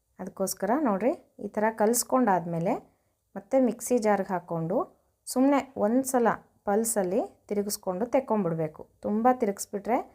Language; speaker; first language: Kannada; native; Kannada